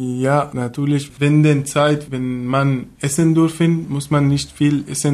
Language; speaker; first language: German; non-native, learner; Arabic